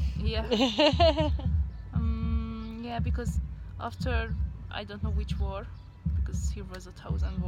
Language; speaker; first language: English; non-native, learner; Hungarian